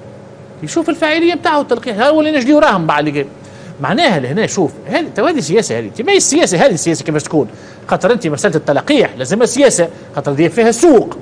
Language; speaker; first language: Arabic; native; Arabic